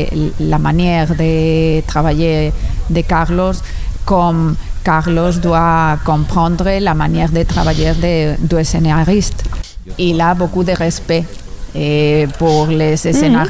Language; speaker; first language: French; non-native, learner; Spanish